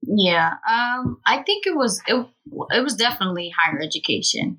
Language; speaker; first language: English; native; English